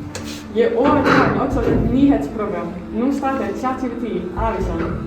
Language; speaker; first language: Danish; non-native, learner; Icelandic